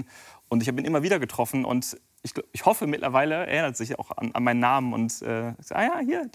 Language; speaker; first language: German; native; German